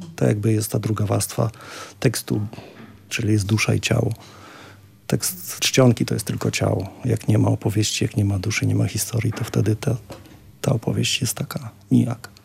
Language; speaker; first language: Polish; native; Polish